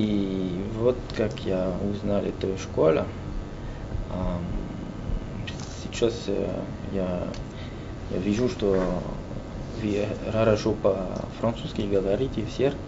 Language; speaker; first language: Russian; non-native, learner; French